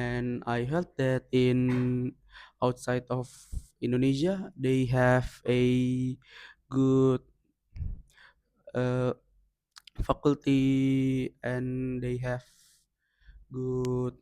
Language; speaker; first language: English; non-native, learner; Indonesian